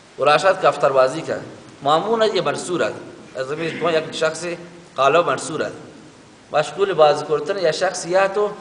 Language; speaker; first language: Persian; native; Persian